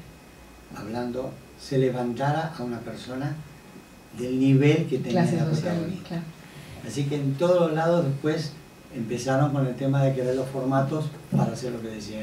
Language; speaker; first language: Spanish; native; Spanish